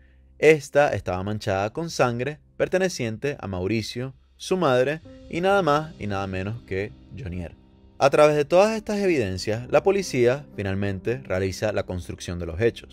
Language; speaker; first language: Spanish; native; Spanish